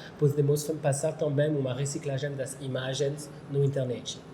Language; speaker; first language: Portuguese; non-native, learner; French